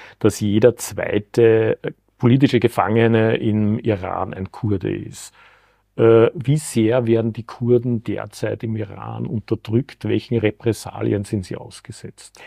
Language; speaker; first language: German; native; German